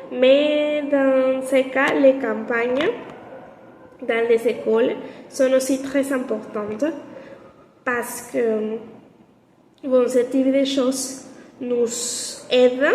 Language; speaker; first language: French; non-native, learner; Spanish